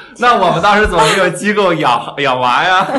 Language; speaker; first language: Chinese; native; Chinese